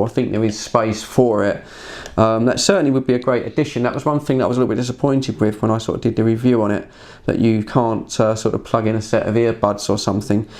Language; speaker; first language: English; native; English